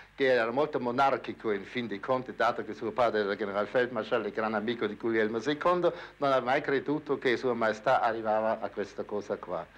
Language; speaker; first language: Italian; non-native, fluent; German